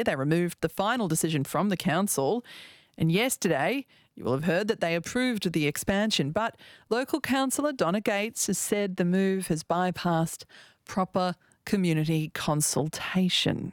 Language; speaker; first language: English; native; English